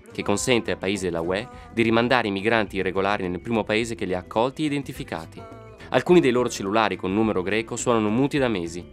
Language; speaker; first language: Italian; native; Italian